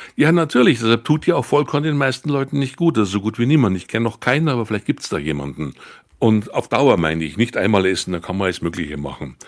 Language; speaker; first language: German; native; German